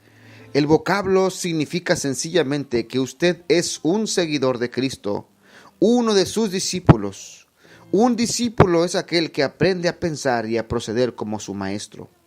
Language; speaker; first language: Spanish; native; Spanish